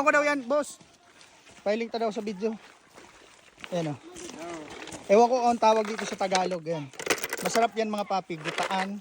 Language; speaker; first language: Filipino; non-native, local second language; Bikol